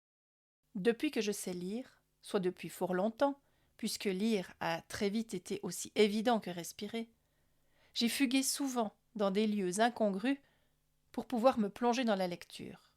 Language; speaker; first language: French; native; French